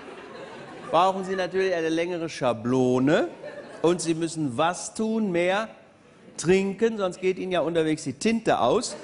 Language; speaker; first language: German; native; German